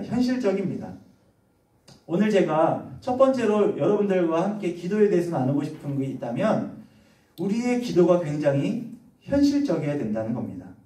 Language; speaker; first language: Korean; native; Korean